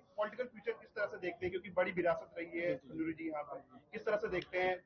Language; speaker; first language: Hindi; native; Hindi